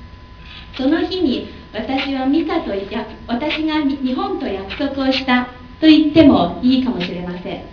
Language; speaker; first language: Japanese; non-native, fluent; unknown